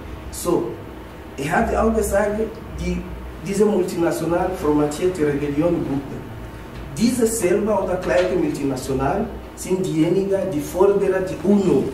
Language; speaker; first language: German; non-native, learner; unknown